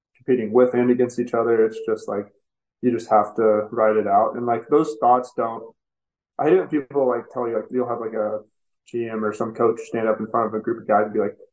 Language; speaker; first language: English; native; English